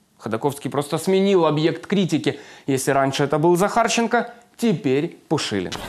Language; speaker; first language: Russian; native; Russian